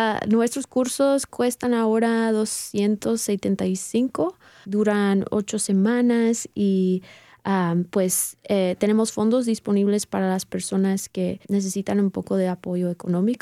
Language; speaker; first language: Spanish; non-native, fluent; English